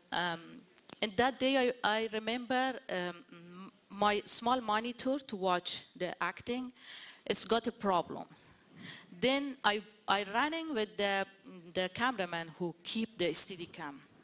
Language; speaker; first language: English; non-native, learner; Persian